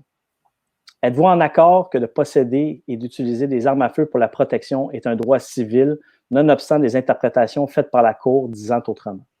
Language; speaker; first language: French; native; French